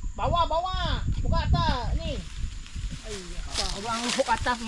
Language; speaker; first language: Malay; non-native, local second language; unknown